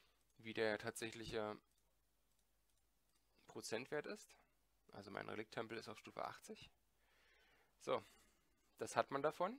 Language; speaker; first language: German; native; German